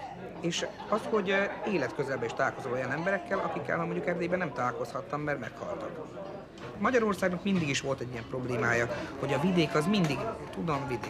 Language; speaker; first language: Hungarian; native; Hungarian